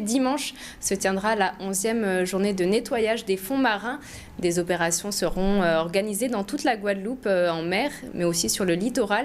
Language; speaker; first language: French; native; French